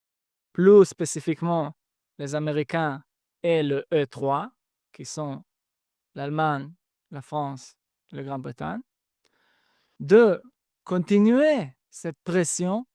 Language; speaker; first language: French; non-native, fluent; Hebrew